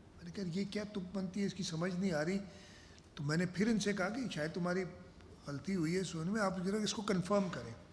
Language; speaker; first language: Urdu; non-native, local second language; Sindhi